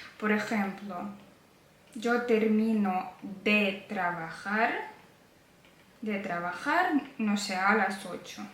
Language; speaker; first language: Spanish; non-native, fluent; Ukrainian